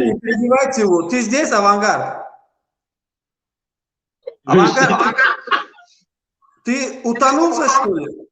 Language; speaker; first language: Russian; non-native, local second language; Tajik